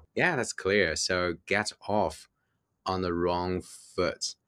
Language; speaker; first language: English; non-native, fluent; Chinese